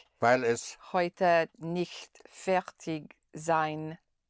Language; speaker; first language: German; non-native, learner; English